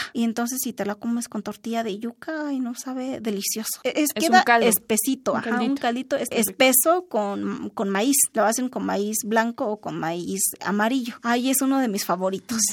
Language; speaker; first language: Spanish; non-native, local second language; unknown